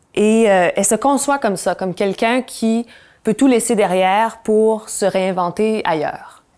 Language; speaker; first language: French; native; French